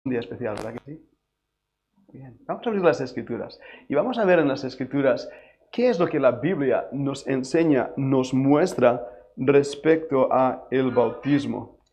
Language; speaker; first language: Spanish; native; Spanish